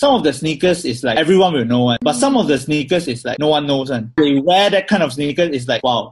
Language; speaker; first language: English; non-native, local second language; Chinese